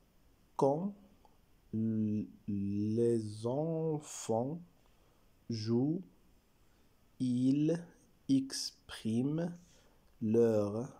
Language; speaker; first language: French; non-native, local second language; Arabic